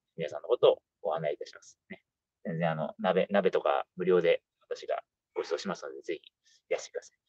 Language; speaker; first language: Japanese; native; Japanese